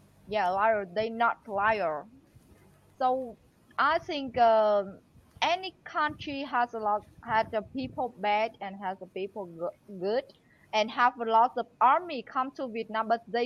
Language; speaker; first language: English; non-native, learner; Vietnamese